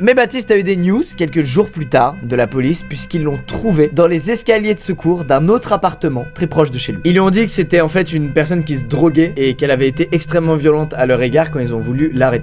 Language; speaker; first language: French; native; French